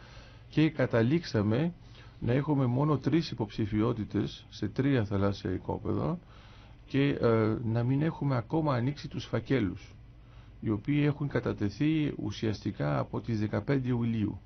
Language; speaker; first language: Greek; native; Greek